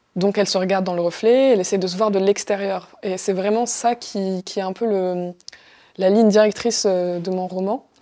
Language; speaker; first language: French; non-native, local second language; Arabic